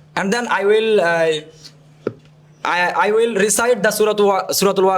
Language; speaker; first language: English; non-native, learner; Bangla